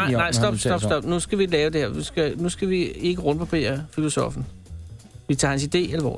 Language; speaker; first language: Danish; native; Danish